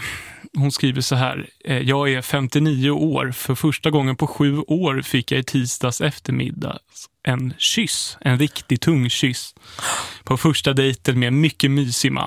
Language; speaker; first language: Swedish; native; Swedish